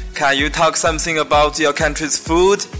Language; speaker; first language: English; non-native, fluent; Chinese